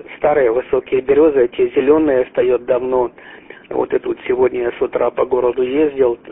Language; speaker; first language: Russian; native; Russian